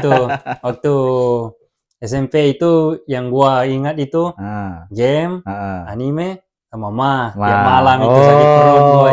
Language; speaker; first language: Indonesian; early bilingual, heritage; Japanese